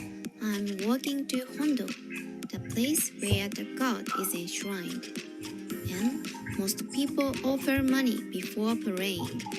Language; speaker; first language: English; non-native, learner; Japanese